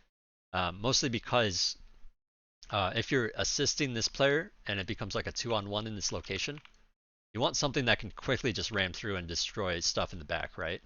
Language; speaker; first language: English; native; English